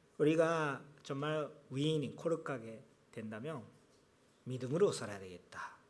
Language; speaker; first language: Korean; non-native, fluent; Japanese